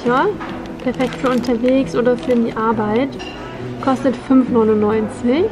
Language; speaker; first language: German; native; German